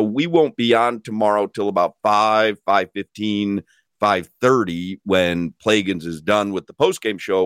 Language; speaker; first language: English; native; English